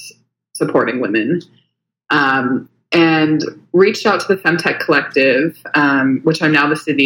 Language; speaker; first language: English; native; English